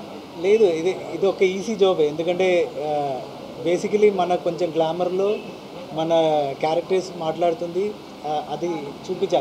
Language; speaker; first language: Telugu; non-native, fluent; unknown